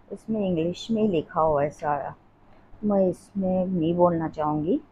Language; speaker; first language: Hindi; non-native, local second language; Assamese